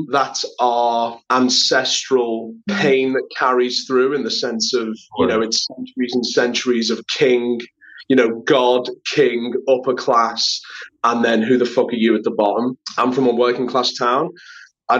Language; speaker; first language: English; native; English